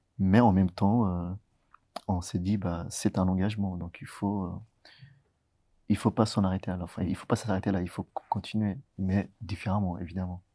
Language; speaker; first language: French; early bilingual, other home language; Tigrinya